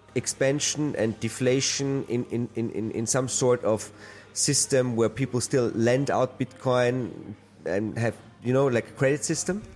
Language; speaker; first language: English; non-native, fluent; German